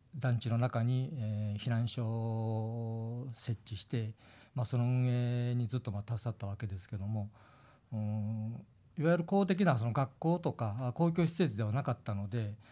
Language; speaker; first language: Japanese; native; Japanese